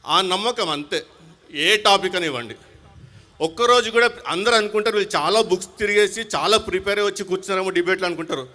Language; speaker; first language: Telugu; non-native, local second language; Urdu